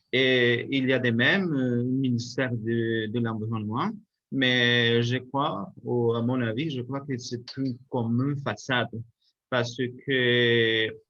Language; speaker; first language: French; non-native, learner; Spanish